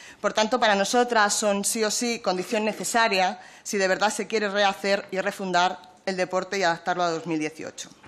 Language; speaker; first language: Spanish; native; Spanish